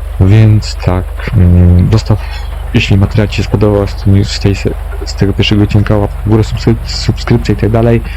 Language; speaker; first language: Polish; native; Polish